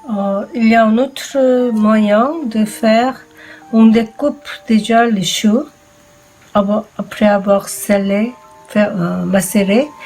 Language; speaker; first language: French; non-native, fluent; Korean